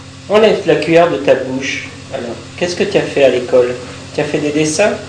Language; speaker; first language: French; native; French